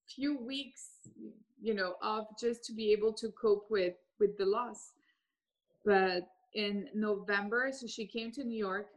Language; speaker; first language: English; early bilingual, other home language; French